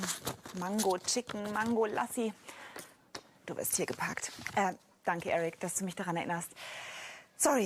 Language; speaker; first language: German; native; German